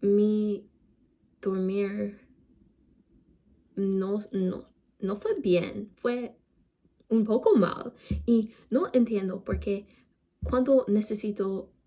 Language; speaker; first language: Spanish; non-native, learner; English